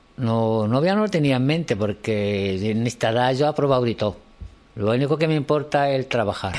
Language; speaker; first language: Spanish; non-native, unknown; Arabic